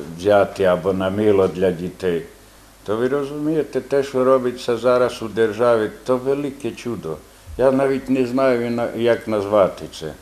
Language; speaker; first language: Ukrainian; non-native, local second language; Romany